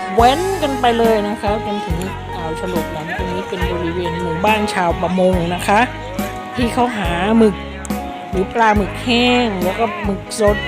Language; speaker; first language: Thai; non-native, local second language; Northeastern Thai